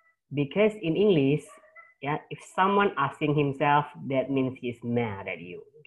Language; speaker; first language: English; non-native, fluent; Indonesian